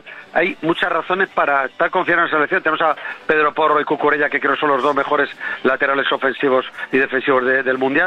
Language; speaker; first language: Spanish; native; Spanish